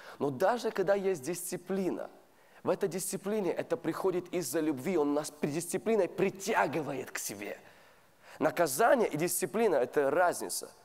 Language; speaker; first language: Russian; native; Russian